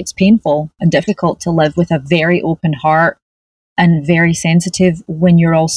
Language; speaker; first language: English; native; English